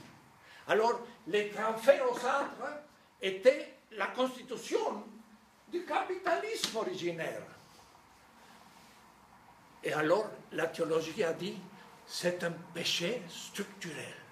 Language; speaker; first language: French; non-native, fluent; Spanish